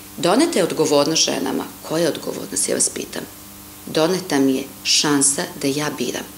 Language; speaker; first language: Serbian; non-native, local second language; Hungarian